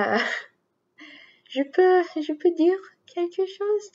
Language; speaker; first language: French; non-native, learner; English